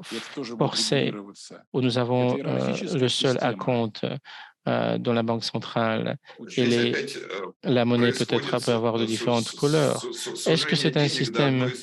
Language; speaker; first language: French; non-native, fluent; Russian